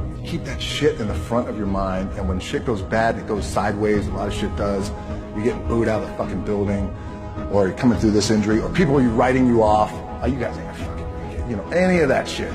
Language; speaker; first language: English; native; English